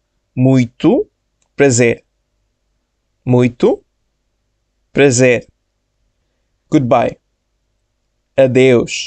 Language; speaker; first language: Portuguese; non-native, fluent; Bangla